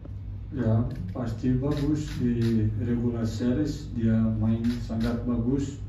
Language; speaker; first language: Indonesian; non-native, fluent; Portuguese